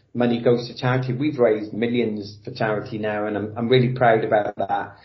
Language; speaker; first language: English; native; English